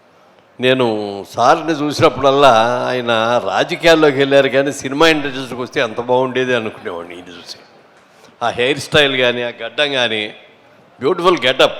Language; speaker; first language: Telugu; native; Telugu